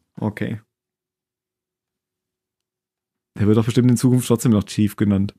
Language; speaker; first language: German; native; German